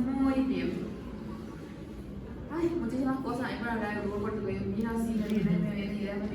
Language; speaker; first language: Spanish; native; Spanish